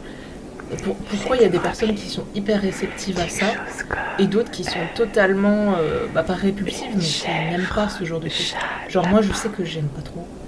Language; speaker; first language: French; native; French